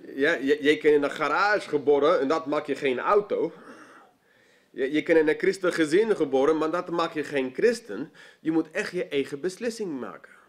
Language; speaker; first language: Dutch; non-native, fluent; English